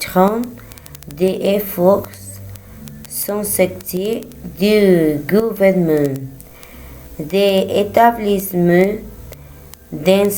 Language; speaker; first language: French; non-native, learner; Spanish